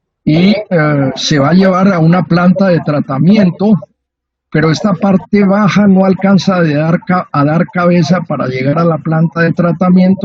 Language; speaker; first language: Spanish; native; Spanish